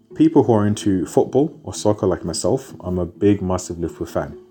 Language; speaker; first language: English; native; English